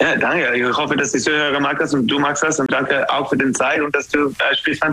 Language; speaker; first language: German; non-native, learner; English